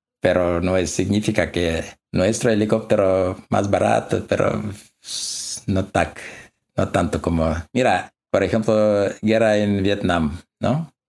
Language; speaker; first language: Spanish; non-native, learner; Russian